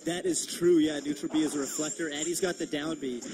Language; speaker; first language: English; native; English